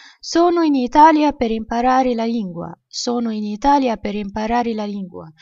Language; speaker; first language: Italian; non-native, fluent; Arabic